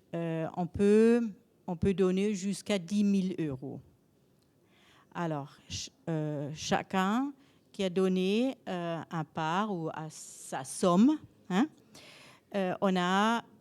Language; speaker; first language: French; non-native, learner; German